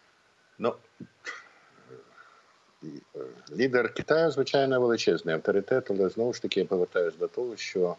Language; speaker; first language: Ukrainian; native; Ukrainian